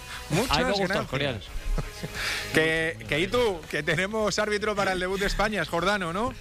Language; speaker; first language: Spanish; native; Spanish